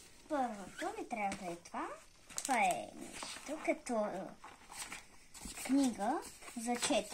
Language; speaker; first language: Bulgarian; early bilingual, heritage; Bulgarian